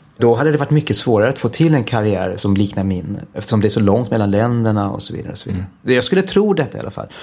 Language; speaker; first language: Swedish; early bilingual, heritage; Swedish